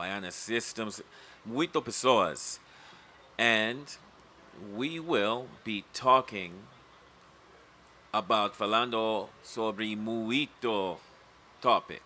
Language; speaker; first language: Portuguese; non-native, learner; English